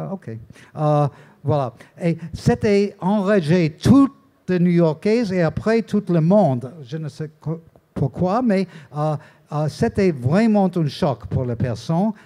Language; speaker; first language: French; non-native, learner; English